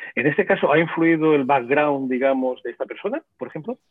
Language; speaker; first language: Spanish; native; Spanish